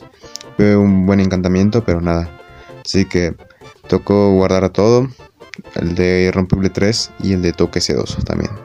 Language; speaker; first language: Spanish; native; Spanish